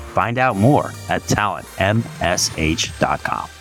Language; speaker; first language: English; native; English